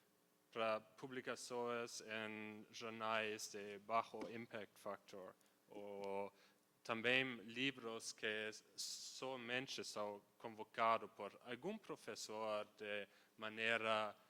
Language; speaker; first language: Portuguese; non-native, fluent; German